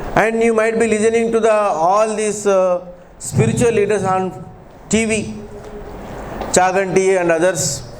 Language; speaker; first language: English; non-native, local second language; Telugu